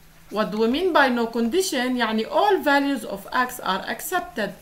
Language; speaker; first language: English; non-native, local second language; Arabic